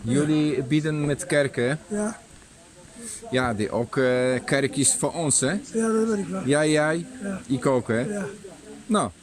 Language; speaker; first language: Dutch; non-native, learner; Polish